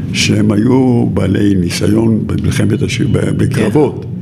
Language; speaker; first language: Hebrew; native; Hebrew